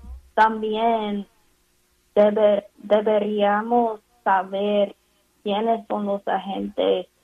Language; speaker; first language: Spanish; non-native, fluent; English